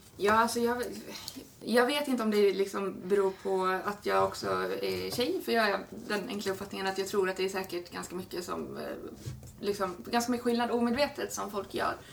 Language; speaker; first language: Swedish; native; Swedish